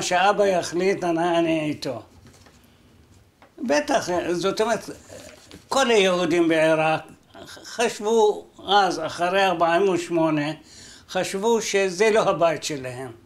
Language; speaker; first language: Hebrew; non-native, fluent; Arabic